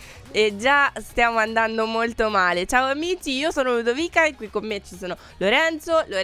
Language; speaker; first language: Italian; native; Italian